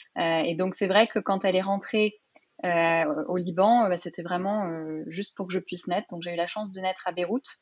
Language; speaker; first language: French; early bilingual, other home language; Arabic